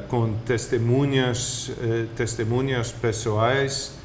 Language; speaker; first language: Portuguese; non-native, fluent; English